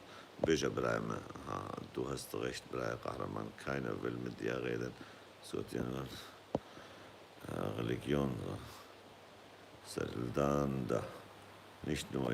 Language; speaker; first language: German; non-native, fluent; Kurdish